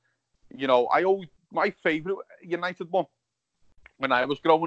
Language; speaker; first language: English; native; English